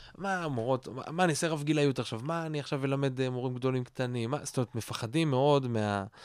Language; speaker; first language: Hebrew; native; Hebrew